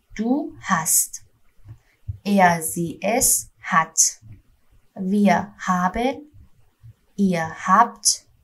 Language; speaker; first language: German; non-native, fluent; Persian